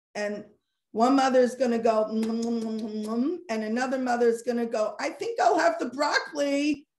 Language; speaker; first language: English; native; English